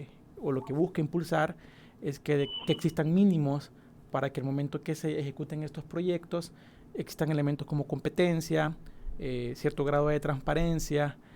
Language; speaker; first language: Spanish; native; Spanish